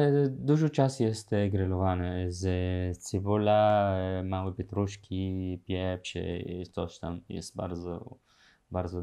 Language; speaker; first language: Polish; non-native, learner; Arabic